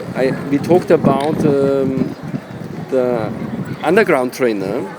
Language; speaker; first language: English; non-native, learner; German